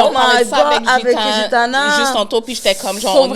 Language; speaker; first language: French; native; French